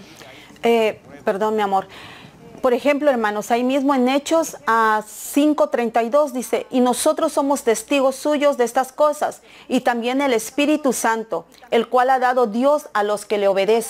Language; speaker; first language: Spanish; native; Spanish